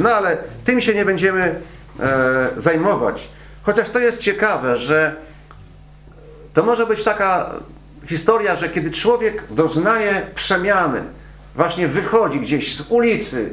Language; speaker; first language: Polish; native; Polish